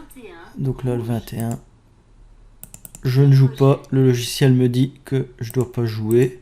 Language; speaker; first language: French; native; French